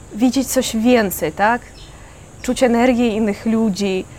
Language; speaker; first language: Polish; non-native, fluent; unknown